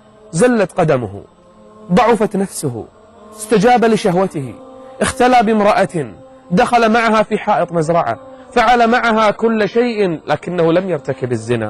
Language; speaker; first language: Arabic; native; Arabic